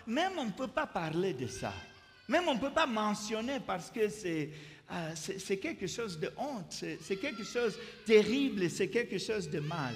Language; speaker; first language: French; non-native, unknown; English